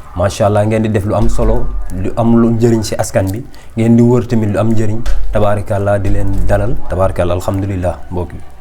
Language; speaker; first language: Wolof; native; Wolof